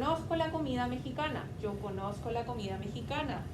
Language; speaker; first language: Spanish; non-native, fluent; English